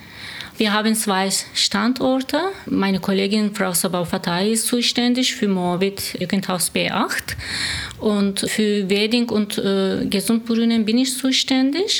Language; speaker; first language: German; non-native, learner; Turkish